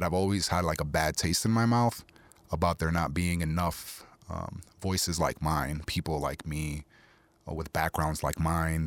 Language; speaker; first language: English; early bilingual, other home language; Spanish